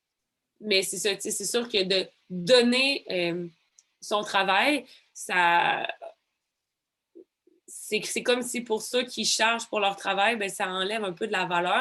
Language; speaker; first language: French; native; French